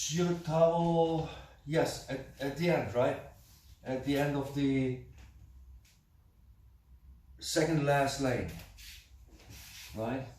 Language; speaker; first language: English; non-native, fluent; German